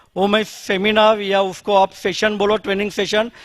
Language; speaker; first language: Hindi; non-native, local second language; Marathi